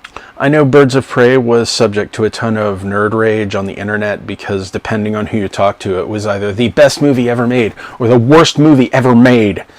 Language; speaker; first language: English; native; English